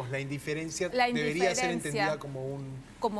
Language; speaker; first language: Spanish; native; Spanish